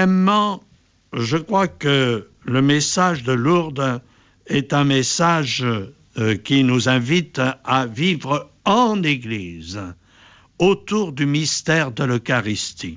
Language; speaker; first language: French; native; French